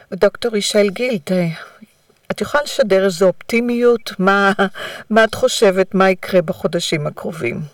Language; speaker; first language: Hebrew; native; Hebrew